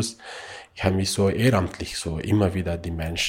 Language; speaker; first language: German; non-native, learner; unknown